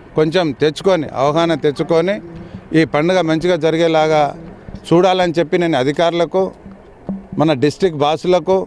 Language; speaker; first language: Telugu; non-native, local second language; Lambadi